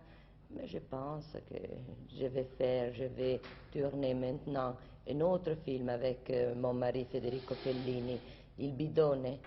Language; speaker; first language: French; non-native, learner; Italian